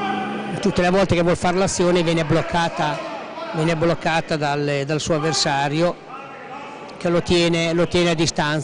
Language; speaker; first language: Italian; native; Italian